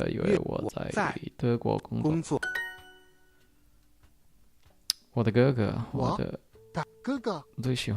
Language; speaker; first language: Chinese; non-native, learner; English